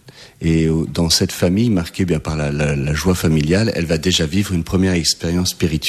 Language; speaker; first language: French; native; French